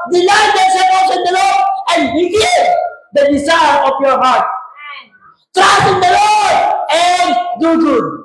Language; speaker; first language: English; non-native, local second language; Filipino